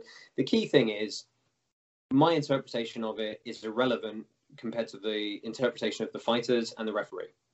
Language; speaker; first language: English; native; English